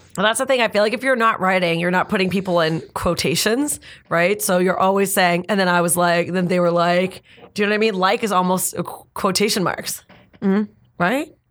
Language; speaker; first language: English; native; English